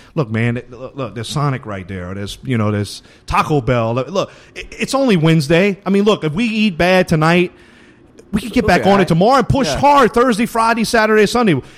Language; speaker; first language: English; native; English